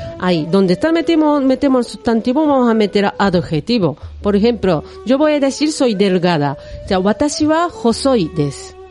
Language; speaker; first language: Spanish; non-native, fluent; Japanese